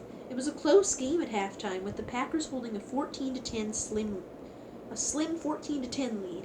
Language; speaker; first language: English; native; English